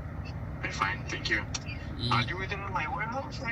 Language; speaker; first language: English; non-native, learner; Spanish